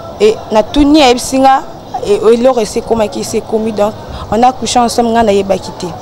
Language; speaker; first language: Lingala; non-native, local second language; Luba-Lulua